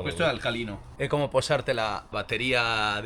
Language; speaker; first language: Italian; non-native, learner; Spanish